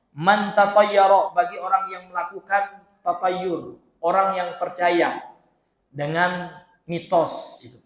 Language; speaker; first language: Indonesian; non-native, local second language; Minangkabau